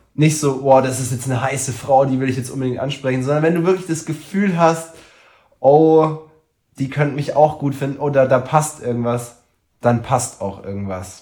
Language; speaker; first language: German; native; German